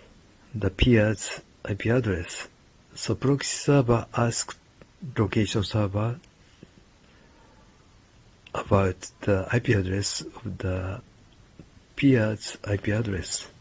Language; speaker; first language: English; non-native, learner; Japanese